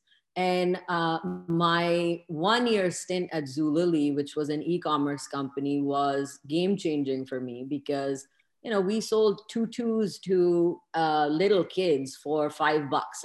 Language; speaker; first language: English; non-native, local second language; Urdu